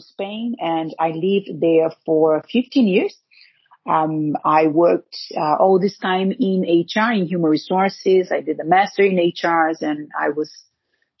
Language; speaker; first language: English; non-native, fluent; Portuguese